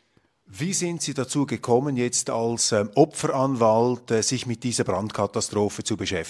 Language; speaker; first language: German; native; German